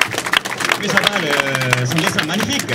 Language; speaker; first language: French; non-native, fluent; Japanese